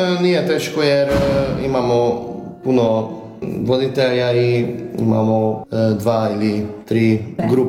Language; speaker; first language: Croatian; non-native, local second language; Hungarian